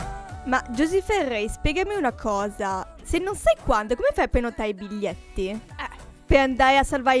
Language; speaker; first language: Italian; native; Italian